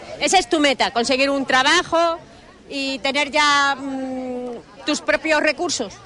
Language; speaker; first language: Spanish; native; Spanish